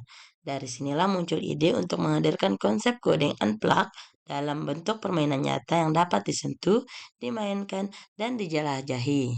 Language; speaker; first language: Indonesian; native; Indonesian